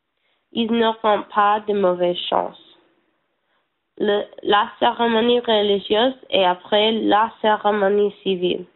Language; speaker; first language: French; non-native, learner; English